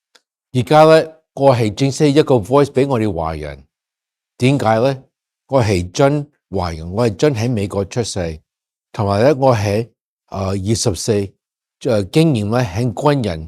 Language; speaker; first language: Cantonese; early bilingual, heritage; English